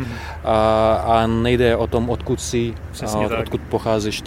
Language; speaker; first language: Czech; non-native, fluent; Russian